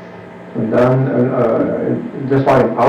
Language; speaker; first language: German; non-native, fluent; English